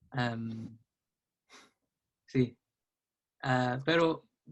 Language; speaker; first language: Spanish; non-native, learner; English